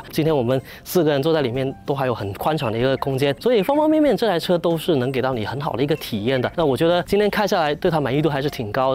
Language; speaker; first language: Chinese; native; Chinese